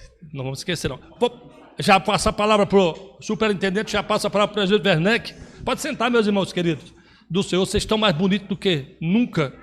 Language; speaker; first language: Portuguese; native; Portuguese